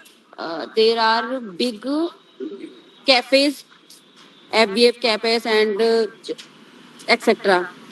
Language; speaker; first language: English; non-native, learner; Hindi